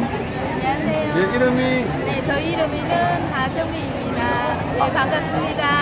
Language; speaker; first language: Korean; non-native, learner; Vietnamese